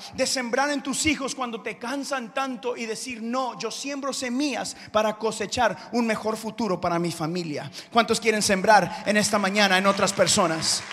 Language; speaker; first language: Spanish; early bilingual, heritage; Spanish